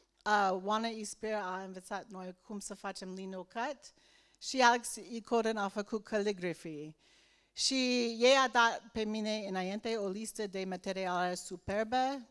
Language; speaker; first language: Romanian; non-native, learner; English